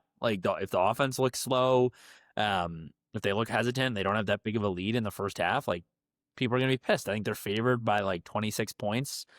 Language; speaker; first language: English; native; English